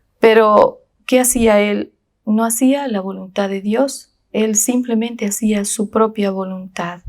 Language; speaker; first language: Spanish; native; Spanish